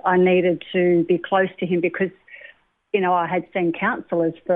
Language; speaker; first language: English; native; English